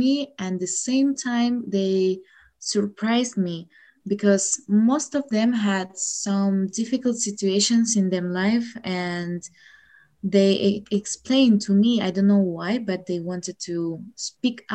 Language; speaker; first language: English; non-native, fluent; Ukrainian